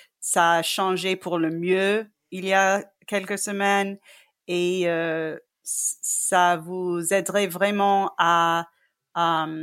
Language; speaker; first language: French; non-native, fluent; English